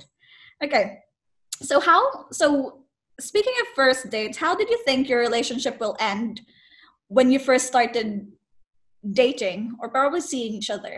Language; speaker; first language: English; non-native, local second language; Cebuano